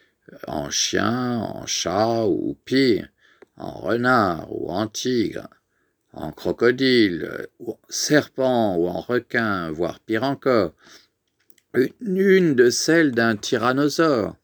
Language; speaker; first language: French; native; French